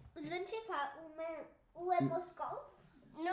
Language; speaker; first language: French; early bilingual, heritage; French